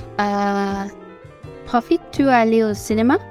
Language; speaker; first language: French; non-native, fluent; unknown